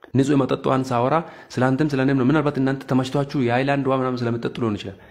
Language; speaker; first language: Amharic; non-native, local second language; Hadiyya